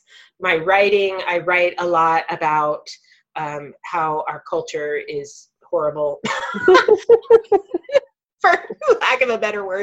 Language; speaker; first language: English; native; English